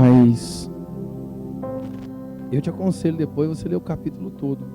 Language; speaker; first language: Portuguese; native; Portuguese